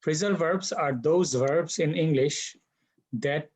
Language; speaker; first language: English; non-native, local second language; Bangla